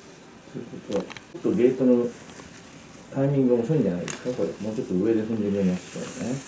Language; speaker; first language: Japanese; native; Japanese